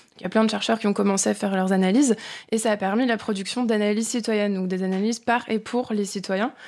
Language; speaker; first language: French; native; French